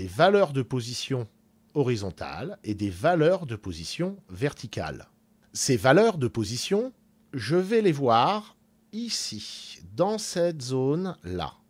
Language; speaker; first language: French; native; French